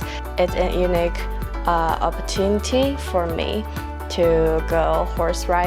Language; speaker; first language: English; non-native, fluent; Chinese